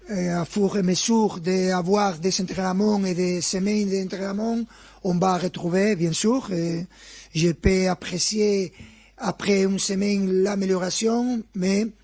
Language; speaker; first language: French; non-native, fluent; Spanish